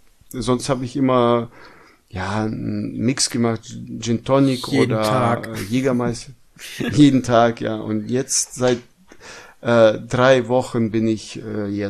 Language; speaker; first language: German; early bilingual, other home language; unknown